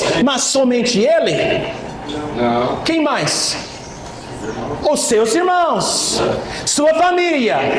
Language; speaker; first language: Portuguese; non-native, fluent; English